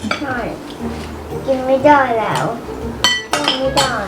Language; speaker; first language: Thai; early bilingual, heritage; Thai